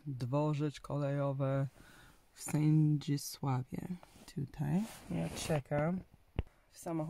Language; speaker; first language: Polish; early bilingual, heritage; English